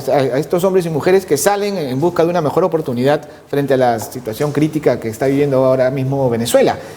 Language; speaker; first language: Spanish; native; Spanish